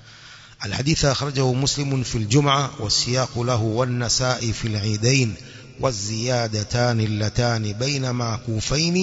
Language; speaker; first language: Arabic; non-native, fluent; Swahili